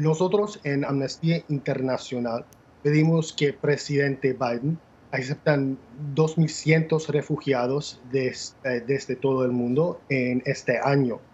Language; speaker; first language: Spanish; non-native, fluent; English